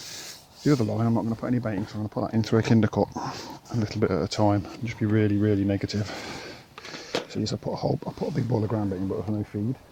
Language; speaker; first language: English; native; English